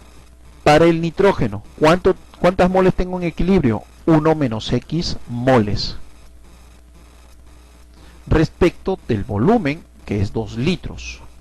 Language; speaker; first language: Spanish; native; Spanish